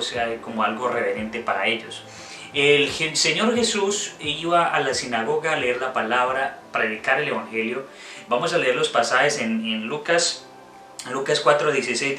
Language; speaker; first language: Spanish; native; Spanish